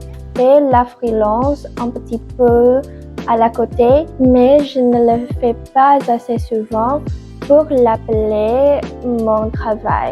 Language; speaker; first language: French; non-native, learner; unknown